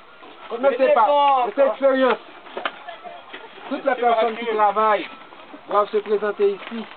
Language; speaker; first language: French; non-native, local second language; Haitian Creole